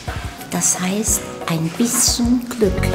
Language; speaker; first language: German; non-native, fluent; Spanish